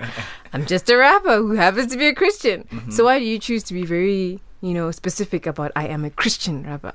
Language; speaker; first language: English; non-native, local second language; Shona